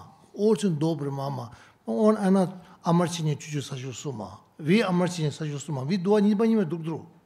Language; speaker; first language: Russian; non-native, learner; Tibetan